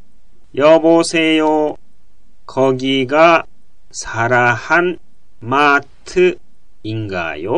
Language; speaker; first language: Korean; non-native, fluent; Japanese